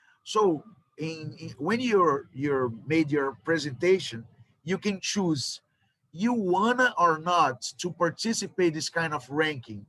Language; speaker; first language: English; non-native, learner; Portuguese